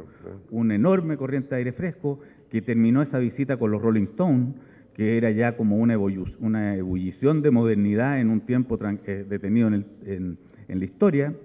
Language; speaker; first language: Spanish; native; Spanish